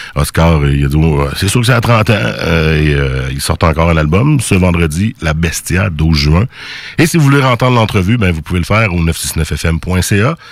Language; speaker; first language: French; native; French